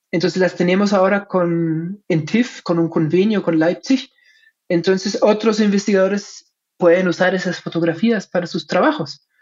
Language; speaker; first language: Spanish; non-native, fluent; German